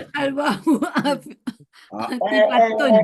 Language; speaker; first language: Arabic; non-native, learner; Malay